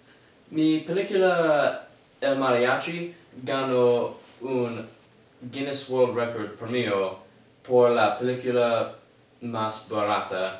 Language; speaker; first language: Spanish; non-native, learner; English